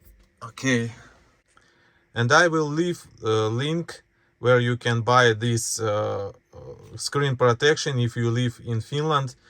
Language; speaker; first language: English; non-native, learner; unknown